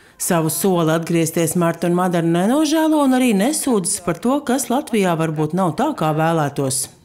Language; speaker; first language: Latvian; native; Latvian